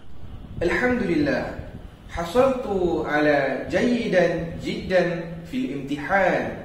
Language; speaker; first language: Arabic; non-native, learner; Malay